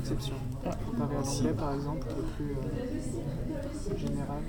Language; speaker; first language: French; native; French